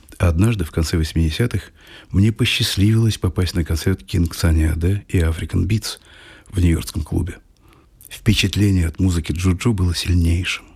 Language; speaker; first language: Russian; native; Russian